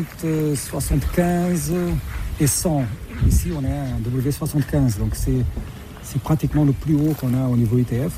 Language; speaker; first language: French; non-native, fluent; Portuguese